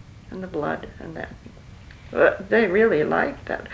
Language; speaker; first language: English; early bilingual, other home language; Norwegian